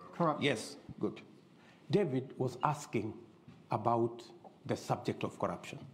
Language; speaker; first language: English; non-native, local second language; Kalenjin